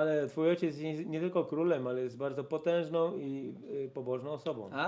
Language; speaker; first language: Polish; native; Polish